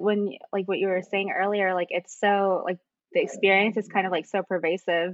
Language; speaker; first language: English; native; English